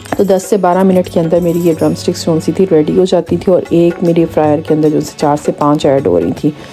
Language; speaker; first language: Urdu; non-native, local second language; Punjabi